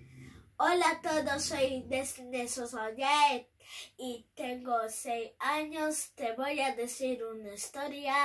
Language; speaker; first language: Spanish; non-native, local second language; Bini